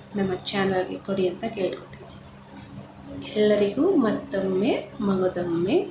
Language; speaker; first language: Kannada; native; Kannada